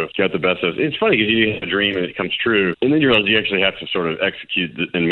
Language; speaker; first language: English; native; English